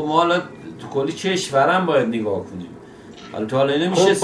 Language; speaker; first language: Persian; native; Persian